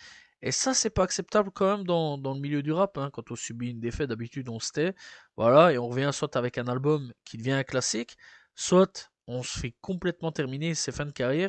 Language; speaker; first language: French; native; French